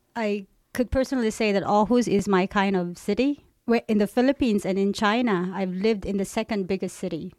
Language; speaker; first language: English; non-native, local second language; Cebuano